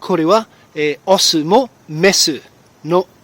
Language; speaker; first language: Japanese; non-native, fluent; English